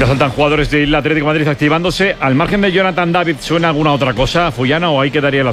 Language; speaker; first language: Spanish; native; Spanish